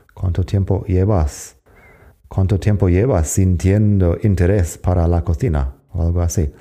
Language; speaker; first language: Spanish; non-native, fluent; English